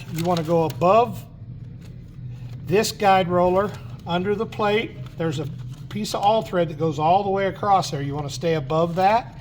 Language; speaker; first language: English; native; English